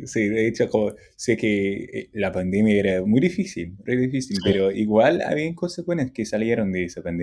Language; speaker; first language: Spanish; non-native, fluent; English